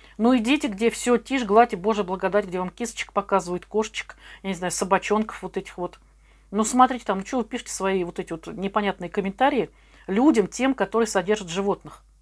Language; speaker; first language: Russian; native; Russian